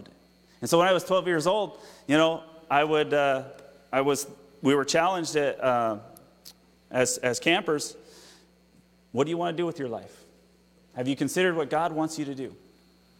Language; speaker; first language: English; native; English